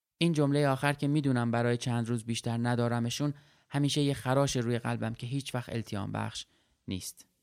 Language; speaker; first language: Persian; early bilingual, other home language; Arabic